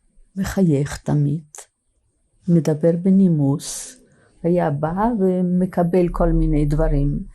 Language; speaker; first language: Hebrew; non-native, fluent; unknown